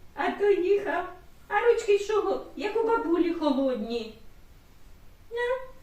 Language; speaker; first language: Ukrainian; native; Ukrainian